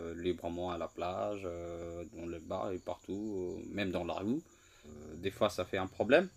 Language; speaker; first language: French; non-native, fluent; Indonesian